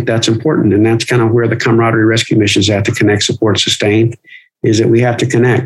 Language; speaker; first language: English; native; English